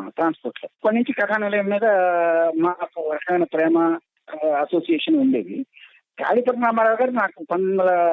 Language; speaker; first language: Telugu; native; Telugu